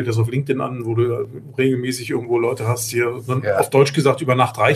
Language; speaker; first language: German; native; German